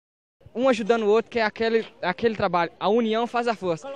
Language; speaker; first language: Portuguese; native; Portuguese